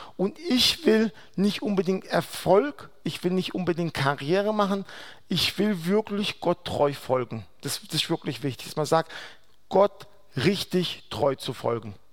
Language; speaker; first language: German; non-native, fluent; Aramaic